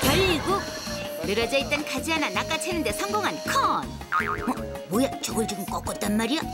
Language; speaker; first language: Korean; native; Korean